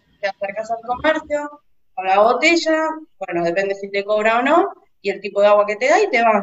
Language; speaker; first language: Spanish; native; Spanish